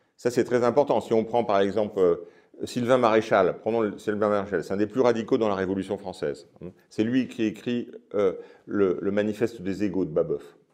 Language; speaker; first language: French; native; French